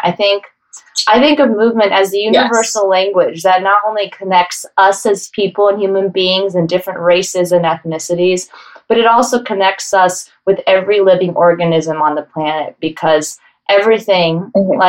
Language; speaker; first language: English; native; English